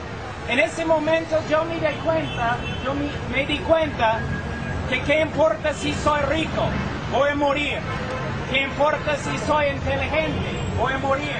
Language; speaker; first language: Spanish; non-native, fluent; English